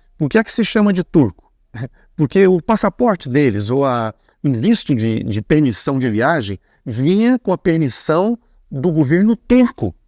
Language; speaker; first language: Portuguese; native; Portuguese